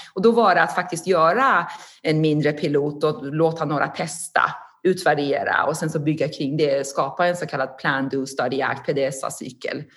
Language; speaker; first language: Swedish; non-native, fluent; Persian